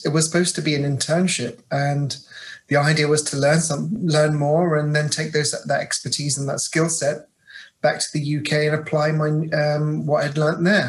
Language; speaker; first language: English; native; English